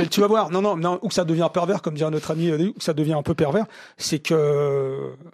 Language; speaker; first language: French; native; French